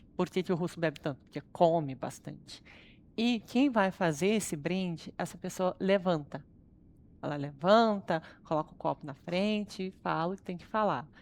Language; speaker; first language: Portuguese; early bilingual, other home language; Russian